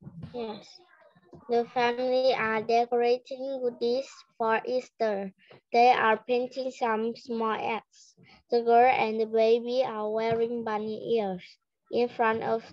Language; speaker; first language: English; non-native, learner; Vietnamese